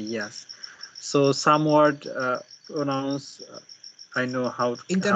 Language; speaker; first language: English; non-native, learner; Bangla